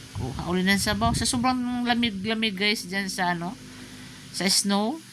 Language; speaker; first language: Filipino; non-native, local second language; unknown